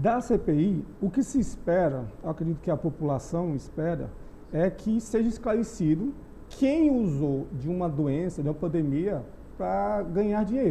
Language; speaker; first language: Portuguese; native; Portuguese